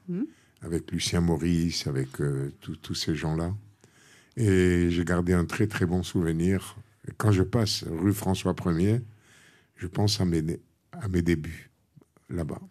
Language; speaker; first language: French; non-native, local second language; Arabic